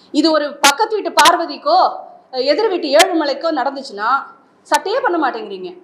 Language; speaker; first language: Tamil; native; Tamil